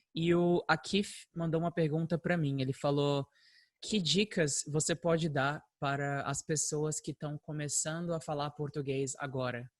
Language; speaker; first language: Portuguese; native; Portuguese